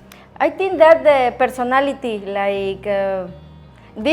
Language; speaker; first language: English; non-native, learner; Spanish